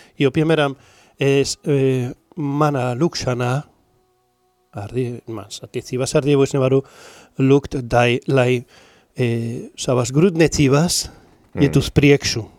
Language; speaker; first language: Latvian; non-native, learner; Spanish